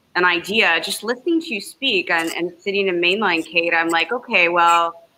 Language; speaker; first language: English; native; English